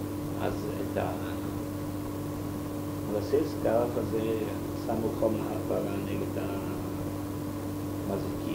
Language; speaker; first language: Hebrew; non-native, fluent; German